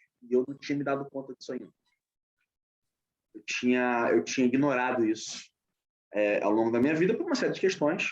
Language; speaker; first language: Portuguese; native; Portuguese